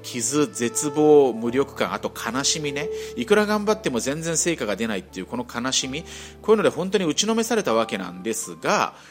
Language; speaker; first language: Japanese; native; Japanese